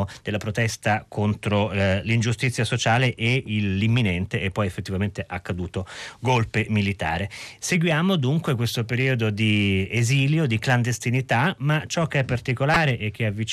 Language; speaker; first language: Italian; native; Italian